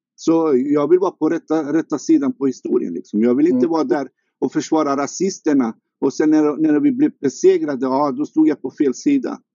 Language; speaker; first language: Swedish; non-native, fluent; Albanian